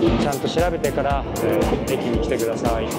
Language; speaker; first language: Japanese; native; Japanese